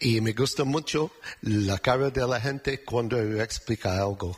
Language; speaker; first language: Spanish; non-native, learner; English